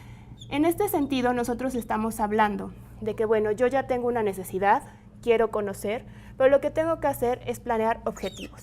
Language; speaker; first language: Spanish; native; Spanish